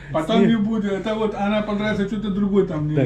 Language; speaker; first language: Russian; non-native, learner; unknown